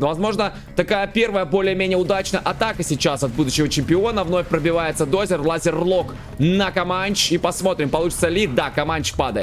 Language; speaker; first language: Russian; native; Russian